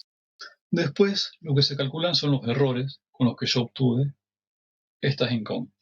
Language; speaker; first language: Spanish; native; Spanish